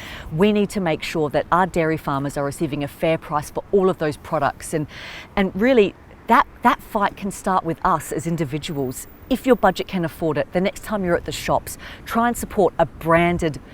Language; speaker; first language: English; native; English